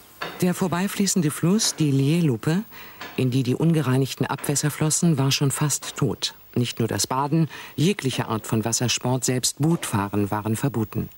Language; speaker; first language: German; native; German